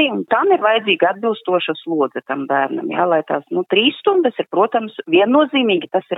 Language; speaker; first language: Latvian; non-native, local second language; Russian